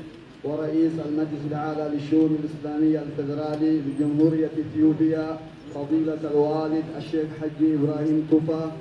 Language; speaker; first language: Arabic; non-native, fluent; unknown